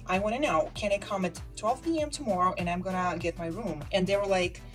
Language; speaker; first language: English; non-native, fluent; Hebrew